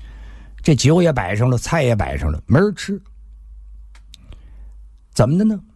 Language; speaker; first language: Chinese; native; Chinese